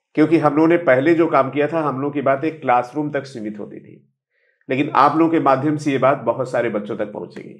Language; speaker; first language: Hindi; native; Hindi